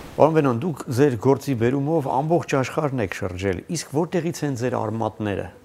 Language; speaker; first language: Armenian; native; Armenian